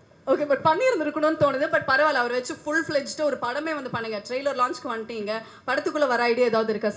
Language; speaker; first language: Tamil; native; Tamil